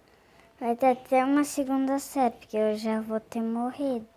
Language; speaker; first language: Portuguese; native; Portuguese